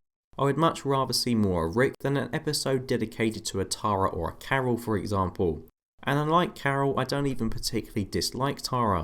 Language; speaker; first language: English; native; English